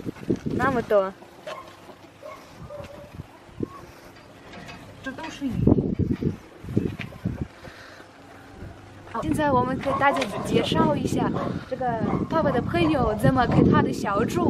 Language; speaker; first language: Chinese; non-native, fluent; Russian